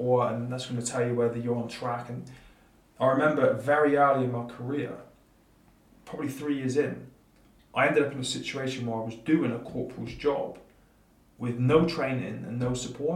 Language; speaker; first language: English; native; English